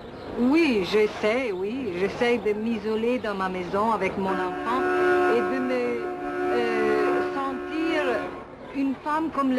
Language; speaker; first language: French; non-native, fluent; Italian